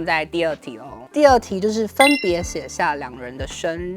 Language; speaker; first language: Chinese; native; Chinese